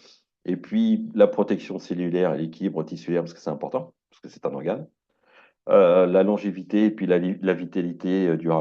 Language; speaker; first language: French; native; French